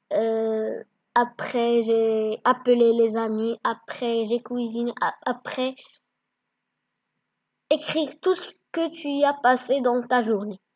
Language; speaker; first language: French; non-native, learner; Arabic